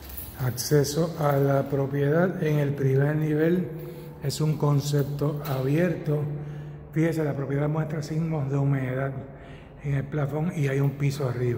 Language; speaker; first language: Spanish; native; Spanish